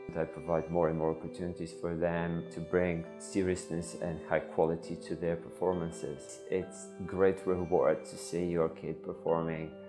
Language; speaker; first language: English; non-native, fluent; Bulgarian